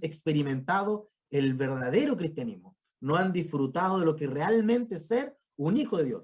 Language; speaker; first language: Spanish; native; Spanish